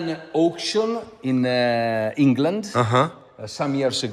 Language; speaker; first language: English; non-native, fluent; Italian